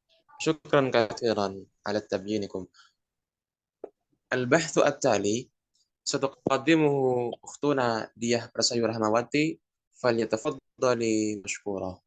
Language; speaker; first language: Arabic; non-native, learner; Indonesian